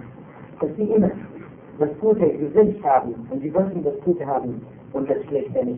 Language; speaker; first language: German; non-native, fluent; Arabic